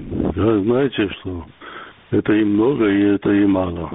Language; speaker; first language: Russian; non-native, local second language; Georgian